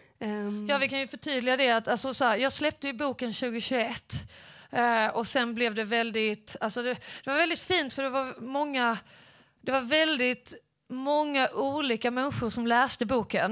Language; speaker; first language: Swedish; native; Swedish